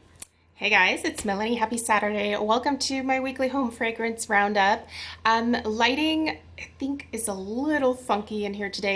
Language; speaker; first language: English; native; English